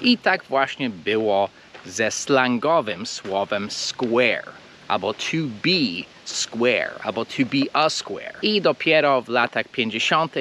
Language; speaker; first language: Polish; non-native, fluent; English